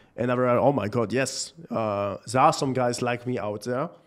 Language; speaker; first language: English; non-native, fluent; French